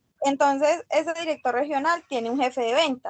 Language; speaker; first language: Spanish; native; Spanish